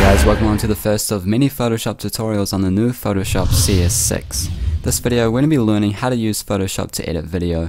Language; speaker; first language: English; native; English